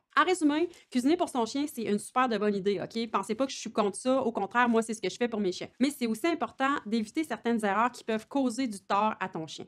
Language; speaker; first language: French; native; French